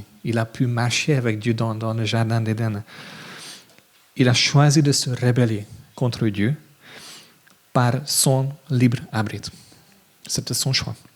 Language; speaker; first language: French; non-native, fluent; English